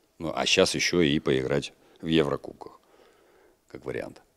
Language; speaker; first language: Russian; native; Russian